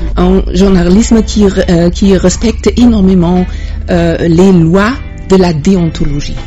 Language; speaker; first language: French; non-native, fluent; German